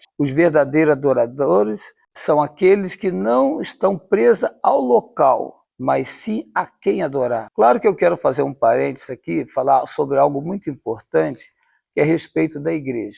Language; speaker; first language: Portuguese; native; Portuguese